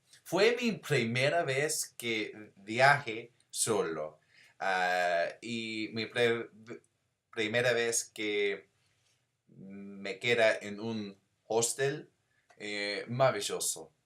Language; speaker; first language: Spanish; non-native, learner; English